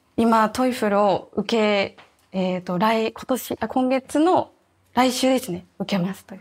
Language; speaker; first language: Japanese; native; Japanese